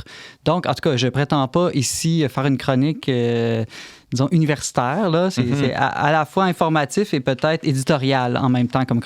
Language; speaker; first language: French; native; French